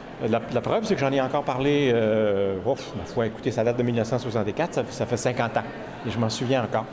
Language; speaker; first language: French; native; French